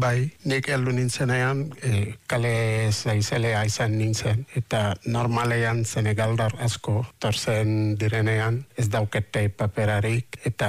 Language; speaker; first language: Basque; non-native, learner; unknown